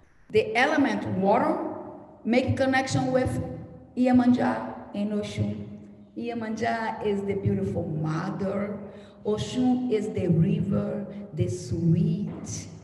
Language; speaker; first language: English; non-native, learner; Portuguese